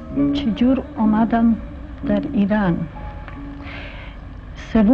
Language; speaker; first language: Persian; early bilingual, other home language; Polish